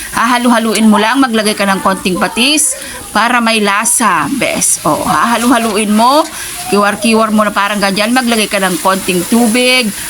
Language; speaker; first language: Filipino; non-native, local second language; Pangasinan